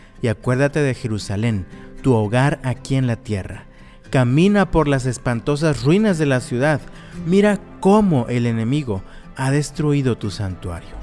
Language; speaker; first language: Spanish; native; Spanish